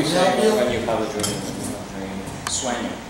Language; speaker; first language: English; non-native, learner; Spanish